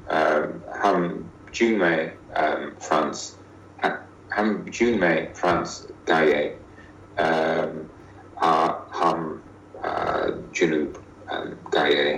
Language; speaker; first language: Hindi; non-native, learner; English